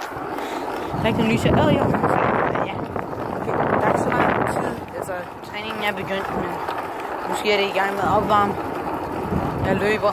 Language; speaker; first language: Danish; non-native, local second language; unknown